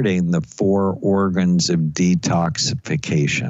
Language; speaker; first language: English; native; English